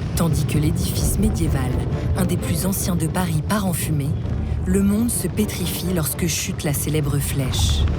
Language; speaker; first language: French; native; French